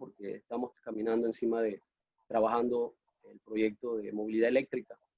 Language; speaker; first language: Spanish; native; Spanish